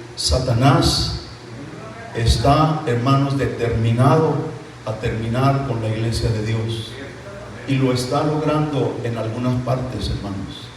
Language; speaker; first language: Spanish; native; Spanish